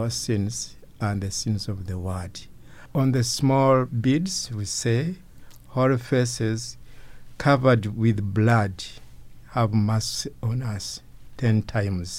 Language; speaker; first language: English; non-native, local second language; Ganda